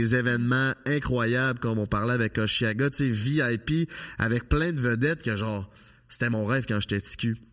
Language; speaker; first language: French; native; French